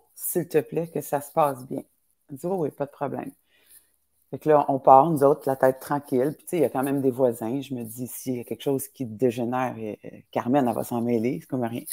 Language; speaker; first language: French; native; French